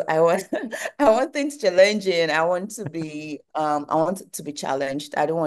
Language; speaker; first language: English; non-native, local second language; Yoruba